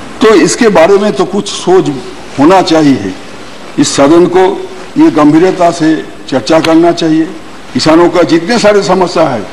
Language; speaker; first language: Hindi; non-native, local second language; Bangla